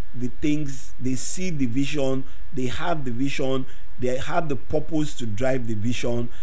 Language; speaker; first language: English; non-native, local second language; Yoruba